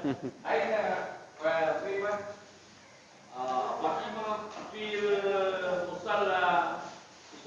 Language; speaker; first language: Arabic; non-native, learner; Indonesian